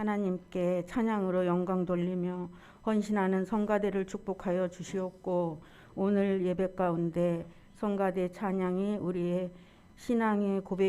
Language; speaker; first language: Korean; native; Korean